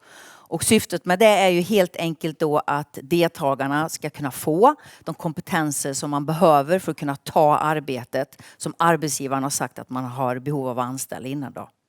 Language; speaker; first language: Swedish; native; Swedish